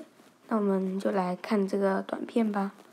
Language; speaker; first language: Chinese; native; Chinese